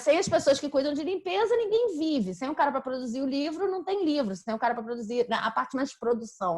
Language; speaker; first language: Portuguese; native; Portuguese